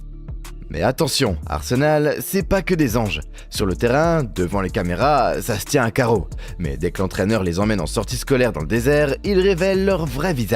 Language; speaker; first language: French; native; French